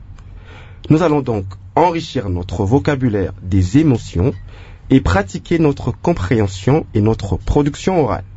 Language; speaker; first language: French; non-native, local second language; Lingala